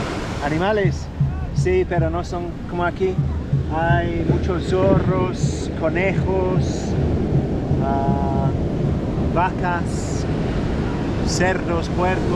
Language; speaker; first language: Spanish; non-native, learner; English